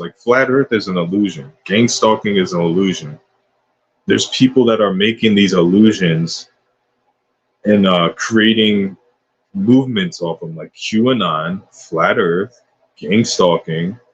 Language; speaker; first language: English; native; English